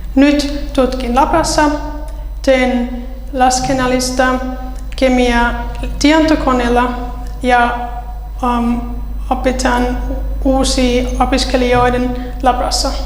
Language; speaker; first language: Finnish; non-native, fluent; German